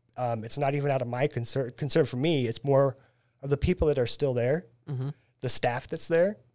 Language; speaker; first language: English; native; English